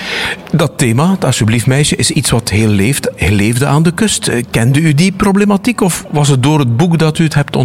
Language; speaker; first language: Dutch; native; Dutch